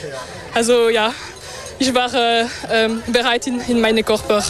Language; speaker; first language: German; non-native, local second language; French